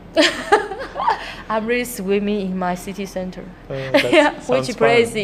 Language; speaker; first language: English; non-native, learner; Chinese